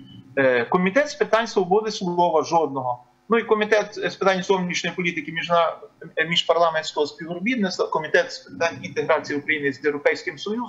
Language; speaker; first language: Ukrainian; native; Ukrainian